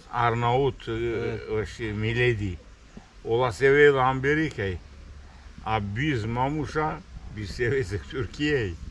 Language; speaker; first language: Turkish; native; Turkish